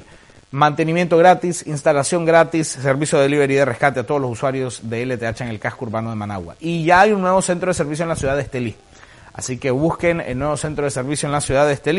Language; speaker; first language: Spanish; native; Spanish